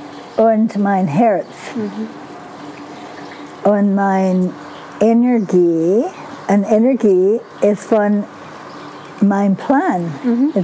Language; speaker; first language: German; non-native, fluent; English